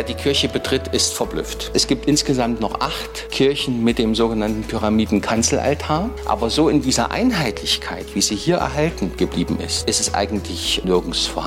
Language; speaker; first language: German; native; German